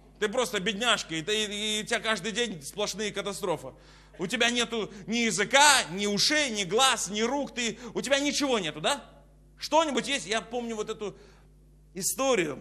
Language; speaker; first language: Russian; native; Russian